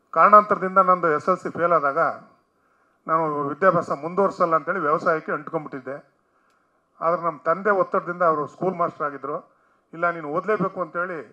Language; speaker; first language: Kannada; native; Kannada